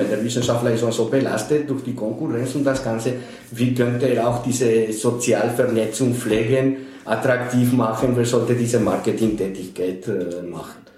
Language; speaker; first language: German; non-native, fluent; Spanish